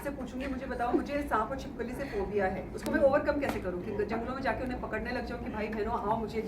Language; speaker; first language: Hindi; native; Hindi